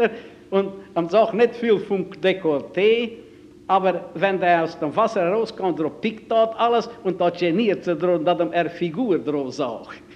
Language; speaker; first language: German; native; German